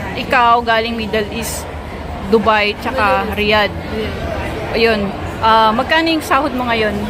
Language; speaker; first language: Filipino; native; Filipino